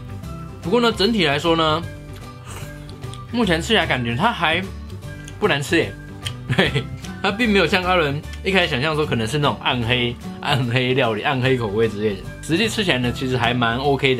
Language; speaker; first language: Chinese; native; Chinese